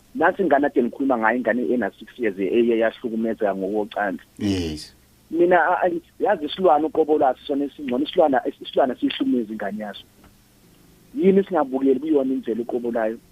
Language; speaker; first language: Zulu; native; Zulu